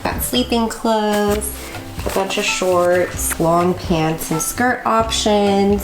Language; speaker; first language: English; native; English